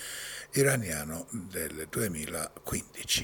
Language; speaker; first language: Italian; non-native, fluent; Persian